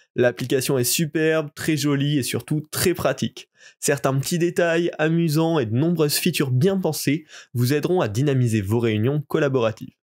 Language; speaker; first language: French; native; French